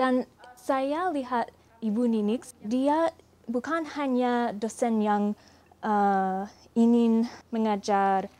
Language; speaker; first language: Indonesian; non-native, fluent; English